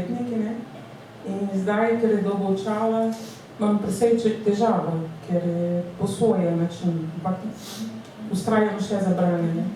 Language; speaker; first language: Slovenian; non-native, learner; Portuguese